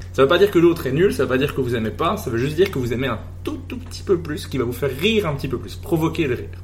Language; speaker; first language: French; native; French